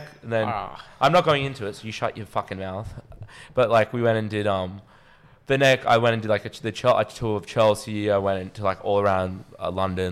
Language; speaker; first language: English; native; English